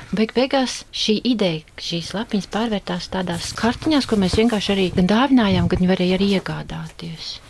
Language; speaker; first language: Latvian; native; Latvian